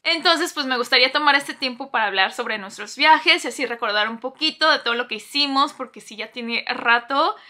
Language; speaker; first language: Spanish; non-native, fluent; Korean